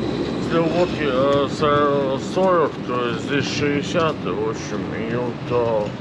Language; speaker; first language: Russian; native; Russian